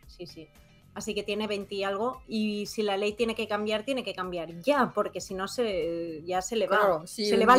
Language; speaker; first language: Spanish; native; Spanish